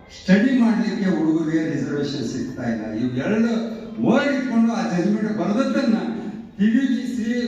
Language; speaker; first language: Kannada; non-native, local second language; Lambadi